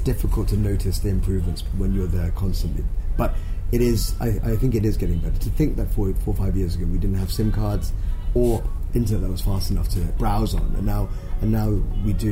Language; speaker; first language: English; non-native, local second language; Cantonese